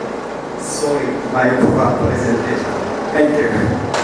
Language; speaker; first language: English; non-native, learner; Japanese